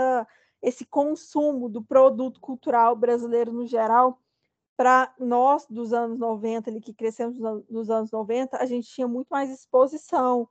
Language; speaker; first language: Portuguese; native; Portuguese